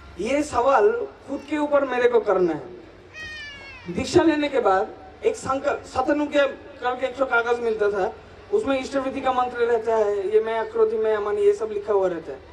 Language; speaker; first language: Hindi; non-native, local second language; Bangla